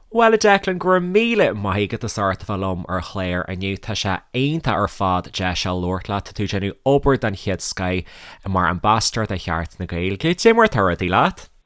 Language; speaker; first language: Irish; native; Irish